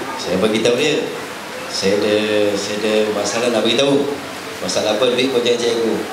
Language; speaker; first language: Malay; non-native, local second language; Chinese